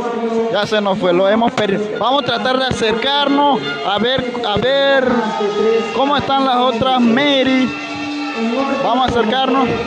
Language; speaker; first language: Spanish; non-native, local second language; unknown